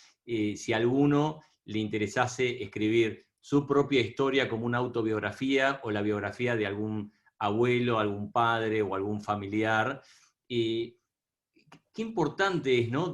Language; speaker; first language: Spanish; native; Spanish